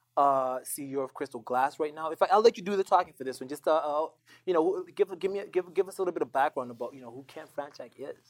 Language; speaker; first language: English; non-native, local second language; Shona